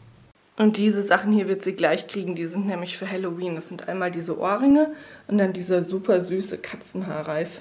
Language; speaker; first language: German; native; German